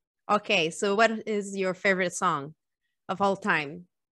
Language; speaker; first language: English; non-native, fluent; French